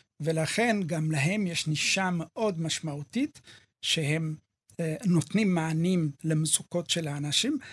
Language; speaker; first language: Hebrew; early bilingual, other home language; Amharic